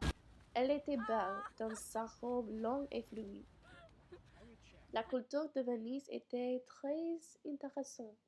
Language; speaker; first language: French; non-native, learner; English